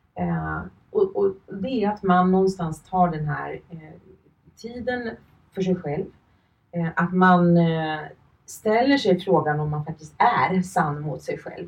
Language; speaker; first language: Swedish; early bilingual, other home language; Finnish